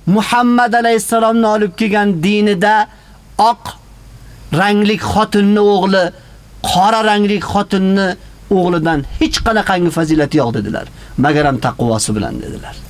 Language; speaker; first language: Uzbek; native; Uzbek